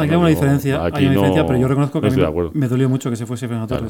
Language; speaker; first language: Spanish; native; Spanish